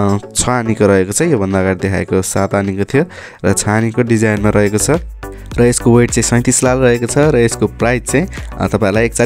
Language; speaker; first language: Nepali; native; Nepali